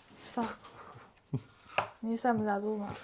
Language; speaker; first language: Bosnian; non-native, learner; Chinese